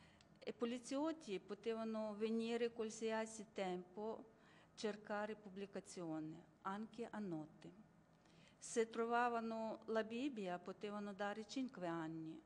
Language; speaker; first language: Italian; non-native, learner; Ukrainian